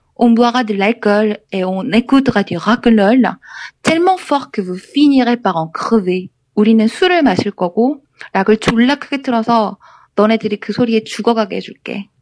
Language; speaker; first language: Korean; native; Korean